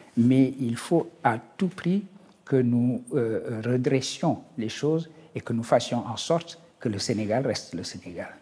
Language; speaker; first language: French; non-native, local second language; Wolof